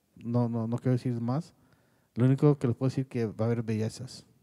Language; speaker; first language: Spanish; early bilingual, heritage; Spanish